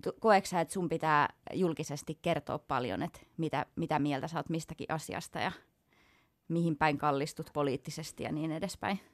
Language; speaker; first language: Finnish; native; Finnish